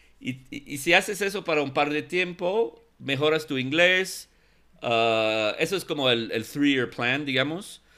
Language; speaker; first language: Spanish; non-native, fluent; English